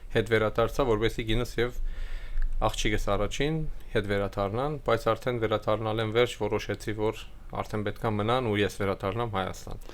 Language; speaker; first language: Armenian; early bilingual, heritage; Armenian